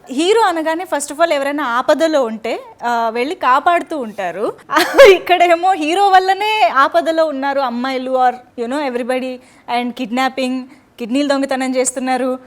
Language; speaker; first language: Telugu; native; Telugu